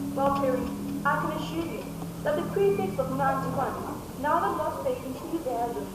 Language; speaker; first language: English; non-native, local second language; Afrikaans